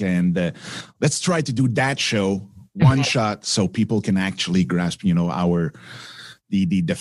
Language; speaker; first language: English; non-native, fluent; French